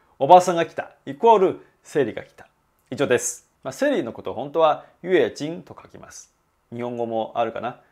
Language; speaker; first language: Japanese; non-native, fluent; Chinese